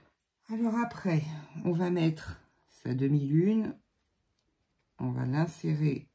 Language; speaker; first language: French; native; French